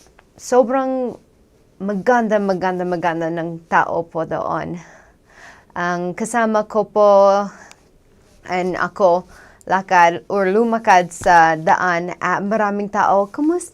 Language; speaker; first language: Filipino; non-native, learner; English